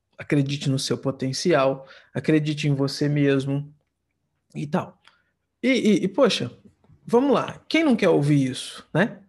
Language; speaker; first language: Portuguese; native; Portuguese